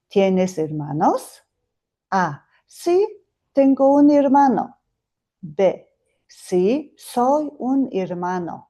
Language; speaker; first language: Spanish; non-native, fluent; Mongolian